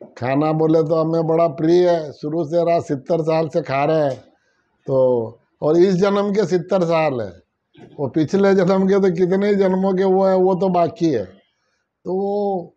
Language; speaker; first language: Hindi; native; Hindi